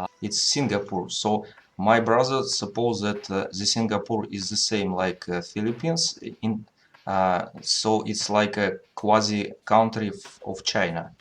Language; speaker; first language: English; non-native, learner; Russian